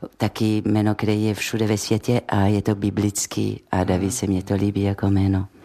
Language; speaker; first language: Czech; non-native, fluent; French